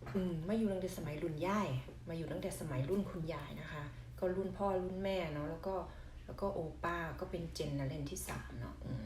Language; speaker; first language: Thai; non-native, local second language; Northeastern Thai